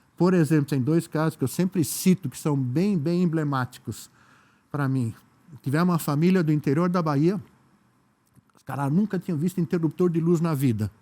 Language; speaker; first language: Portuguese; native; Portuguese